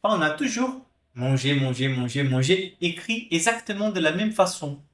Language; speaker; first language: French; non-native, fluent; Portuguese